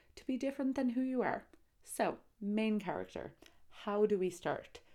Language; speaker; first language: English; native; English